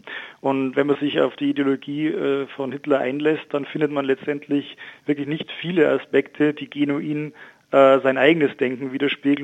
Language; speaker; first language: German; native; German